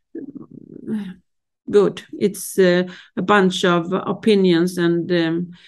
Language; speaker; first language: English; non-native, fluent; Swedish